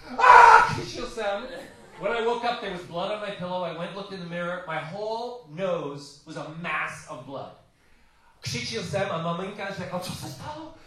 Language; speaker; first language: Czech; non-native, learner; English